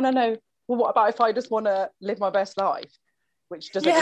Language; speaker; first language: English; native; English